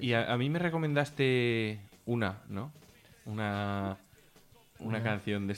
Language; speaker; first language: Spanish; native; Spanish